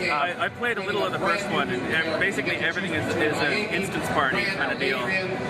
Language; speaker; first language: English; native; English